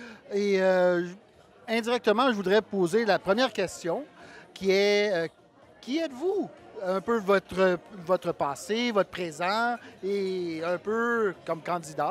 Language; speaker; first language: French; non-native, fluent; Portuguese